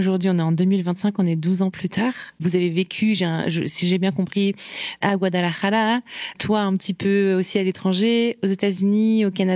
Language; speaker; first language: French; native; French